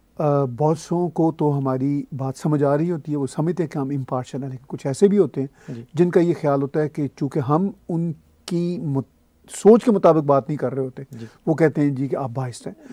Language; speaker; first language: Urdu; native; Urdu